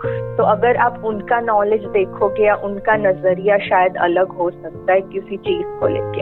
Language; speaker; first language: English; non-native, local second language; Gujarati